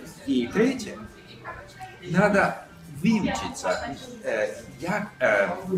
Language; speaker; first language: Russian; non-native, learner; English